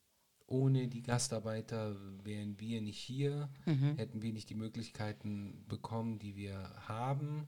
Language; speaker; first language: German; native; German